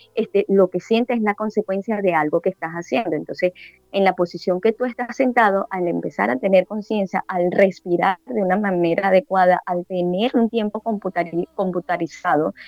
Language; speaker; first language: Spanish; native; Spanish